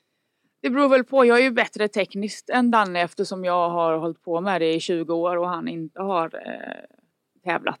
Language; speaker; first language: Swedish; native; Swedish